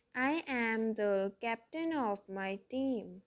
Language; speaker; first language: English; non-native, local second language; Punjabi